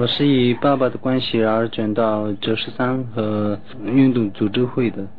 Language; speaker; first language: Chinese; non-native, local second language; Tibetan